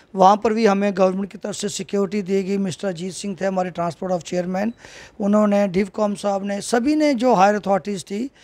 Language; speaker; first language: Hindi; native; Hindi